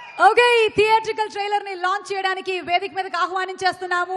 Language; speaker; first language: Telugu; native; Telugu